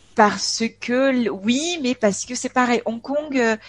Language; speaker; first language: French; native; French